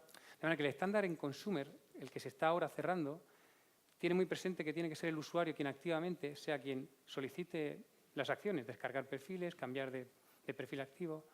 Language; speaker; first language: Spanish; native; Spanish